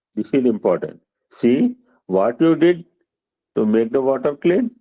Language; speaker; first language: English; non-native, local second language; Telugu